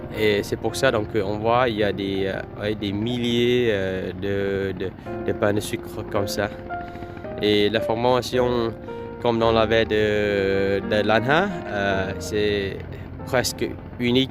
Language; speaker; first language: French; non-native, fluent; Vietnamese